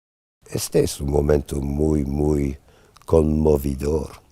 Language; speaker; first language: Spanish; non-native, fluent; English